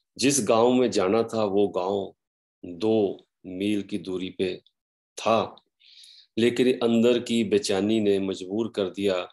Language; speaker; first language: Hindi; non-native, local second language; Punjabi